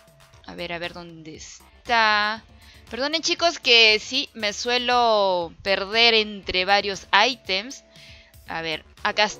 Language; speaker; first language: Spanish; native; Spanish